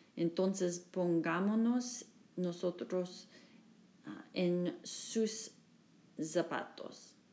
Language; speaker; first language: Spanish; non-native, learner; English